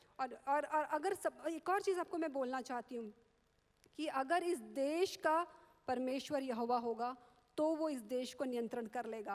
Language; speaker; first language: Hindi; non-native, local second language; Marathi